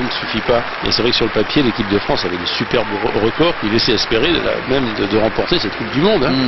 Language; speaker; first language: French; native; French